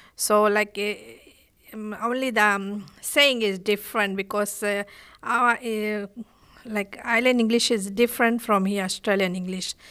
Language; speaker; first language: English; non-native, fluent; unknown